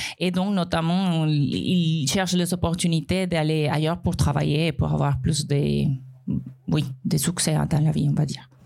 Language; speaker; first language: French; non-native, fluent; Spanish